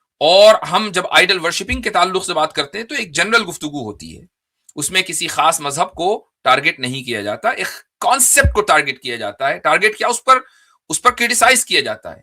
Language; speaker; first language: Urdu; native; Urdu